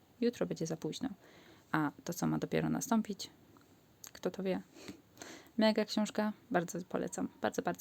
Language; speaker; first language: Polish; native; Polish